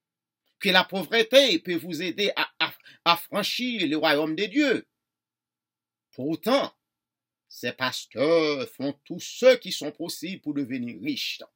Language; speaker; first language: French; non-native, local second language; Haitian Creole